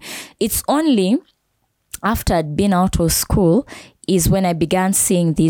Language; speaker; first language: English; non-native, local second language; Ganda